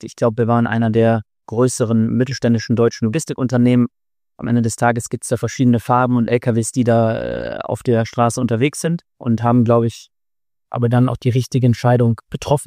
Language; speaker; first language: German; native; German